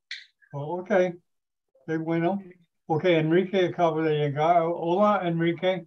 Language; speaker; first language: Spanish; non-native, learner; English